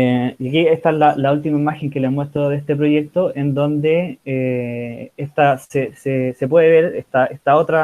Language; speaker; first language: Spanish; native; Spanish